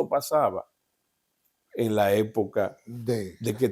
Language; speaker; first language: Spanish; native; Spanish